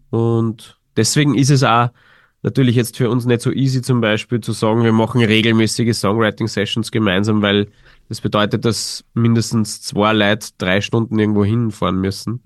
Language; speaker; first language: German; native; German